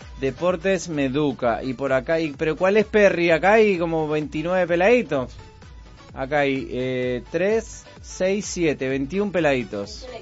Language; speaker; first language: Spanish; native; Spanish